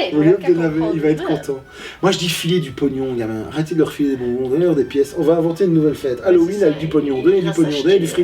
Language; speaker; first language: French; native; French